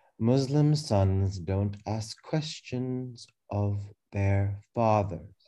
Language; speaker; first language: English; early bilingual, other home language; Arabic